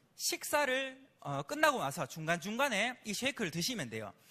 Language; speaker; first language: Korean; native; Korean